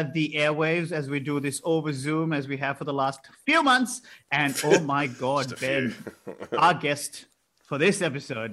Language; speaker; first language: English; non-native, local second language; Sinhala